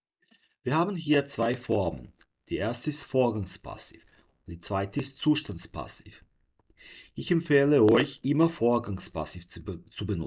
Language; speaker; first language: German; non-native, fluent; Serbian